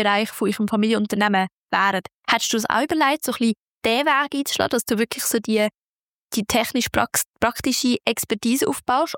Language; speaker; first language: German; native; German